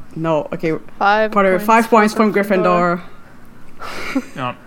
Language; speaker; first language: English; non-native, fluent; French